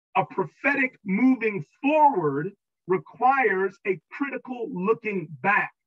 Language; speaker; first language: English; native; English